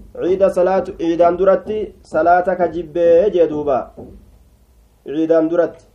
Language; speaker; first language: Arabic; non-native, fluent; Oromo